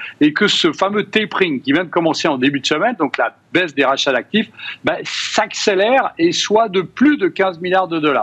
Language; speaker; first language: French; native; French